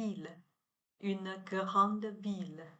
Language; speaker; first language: French; non-native, learner; Chinese